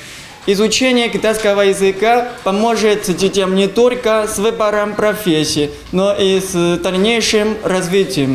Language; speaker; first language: Russian; non-native, learner; Chinese